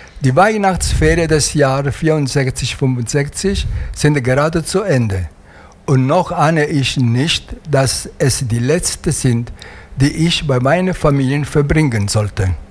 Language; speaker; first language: German; non-native, fluent; Italian